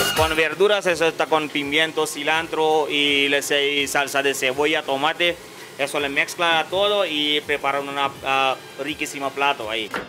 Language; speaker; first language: Spanish; non-native, learner; Gujarati